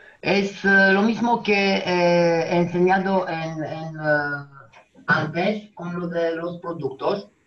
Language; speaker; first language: Spanish; non-native, fluent; Romanian